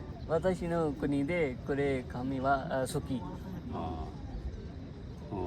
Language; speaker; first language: Japanese; non-native, learner; Urdu